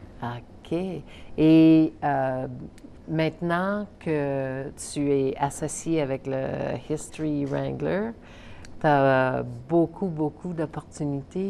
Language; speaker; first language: French; native; French